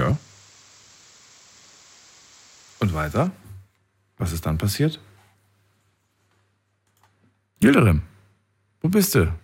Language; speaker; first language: German; native; German